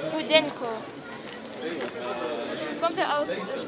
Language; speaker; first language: German; non-native, learner; Russian